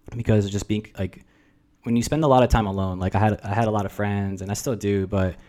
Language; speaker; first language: English; early bilingual, other home language; Russian